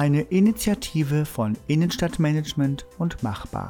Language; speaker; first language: German; native; German